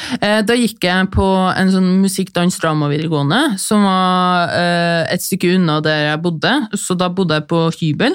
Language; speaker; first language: Norwegian; native; Norwegian